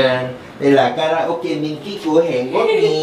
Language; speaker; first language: Vietnamese; non-native, learner; Korean